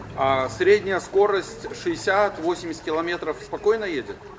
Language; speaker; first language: Russian; native; Russian